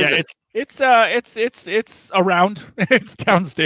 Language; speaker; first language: English; native; English